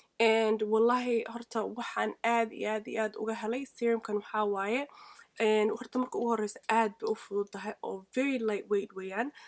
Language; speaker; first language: Somali; early bilingual, heritage; Somali